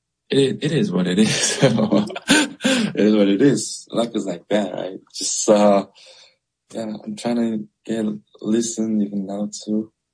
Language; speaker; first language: English; non-native, learner; Korean